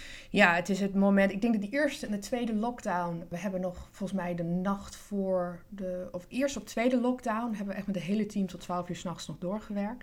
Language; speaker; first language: Dutch; non-native, fluent; English